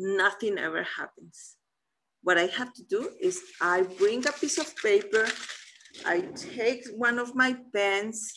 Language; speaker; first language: English; non-native, fluent; Spanish